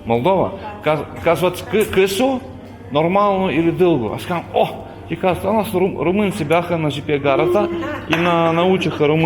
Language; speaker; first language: Bulgarian; early bilingual, heritage; Russian